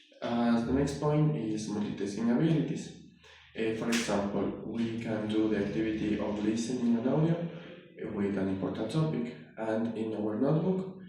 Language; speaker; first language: English; non-native, learner; Spanish